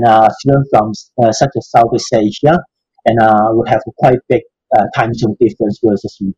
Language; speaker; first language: English; non-native, local second language; Cantonese